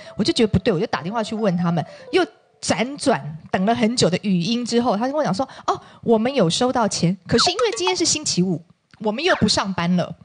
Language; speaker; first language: Chinese; native; Chinese